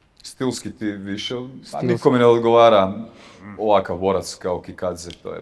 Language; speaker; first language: Croatian; native; Croatian